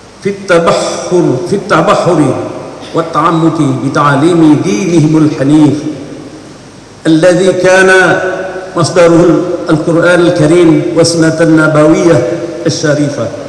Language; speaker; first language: Arabic; non-native, fluent; Indonesian